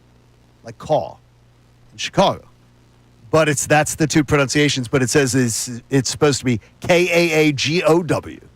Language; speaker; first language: English; native; English